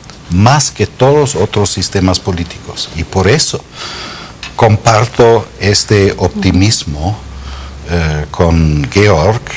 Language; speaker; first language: Spanish; non-native, fluent; German